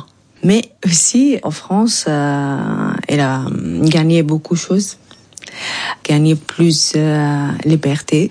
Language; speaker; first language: French; non-native, learner; Arabic